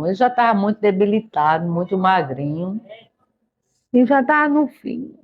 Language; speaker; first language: Portuguese; native; Portuguese